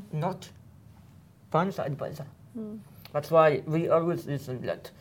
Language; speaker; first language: English; non-native, fluent; Arabic